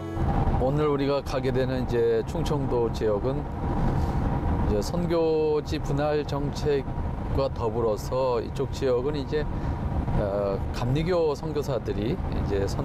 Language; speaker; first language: Korean; native; Korean